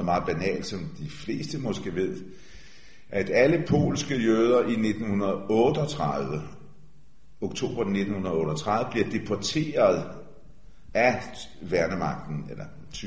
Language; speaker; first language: Danish; early bilingual, other home language; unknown